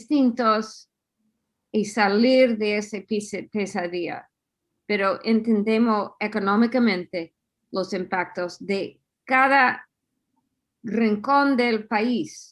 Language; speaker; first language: Spanish; non-native, fluent; English